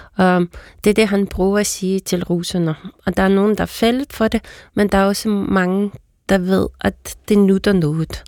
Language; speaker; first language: Danish; non-native, fluent; Russian